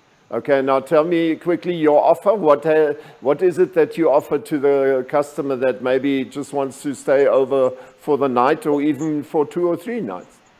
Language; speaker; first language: English; non-native, local second language; German